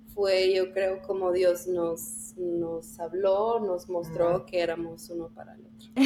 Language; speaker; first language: Spanish; early bilingual, heritage; Spanish